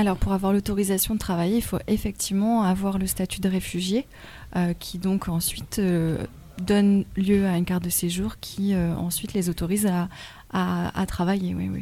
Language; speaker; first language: French; native; French